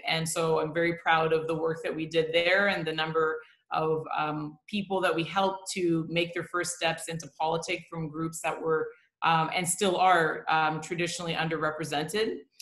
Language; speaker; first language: English; native; English